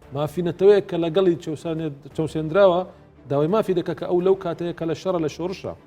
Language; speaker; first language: Central Kurdish; non-native, local second language; Assyrian Neo-Aramaic